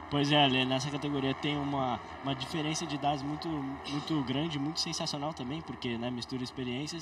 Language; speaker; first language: Portuguese; native; Portuguese